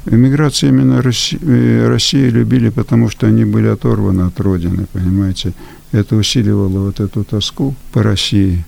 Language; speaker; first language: Russian; early bilingual, heritage; Russian